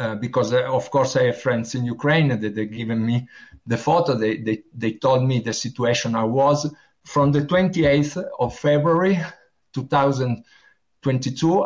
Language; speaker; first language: English; non-native, learner; Italian